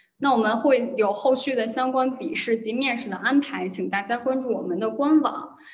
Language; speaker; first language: Chinese; native; Chinese